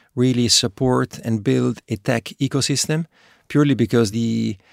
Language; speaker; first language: English; non-native, fluent; Italian